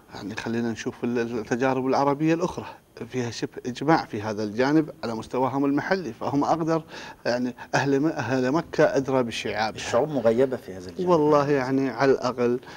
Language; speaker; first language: Arabic; native; Arabic